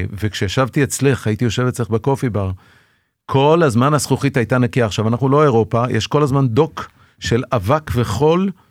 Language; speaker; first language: Hebrew; early bilingual, other home language; Persian